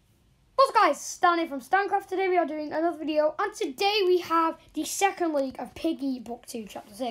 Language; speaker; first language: English; native; English